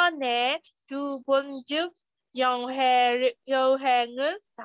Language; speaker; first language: Korean; non-native, learner; Burmese